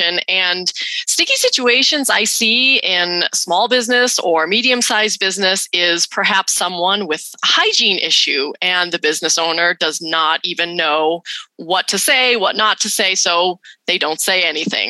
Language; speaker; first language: English; native; English